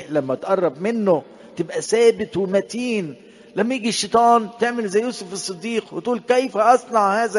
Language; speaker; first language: Arabic; native; Arabic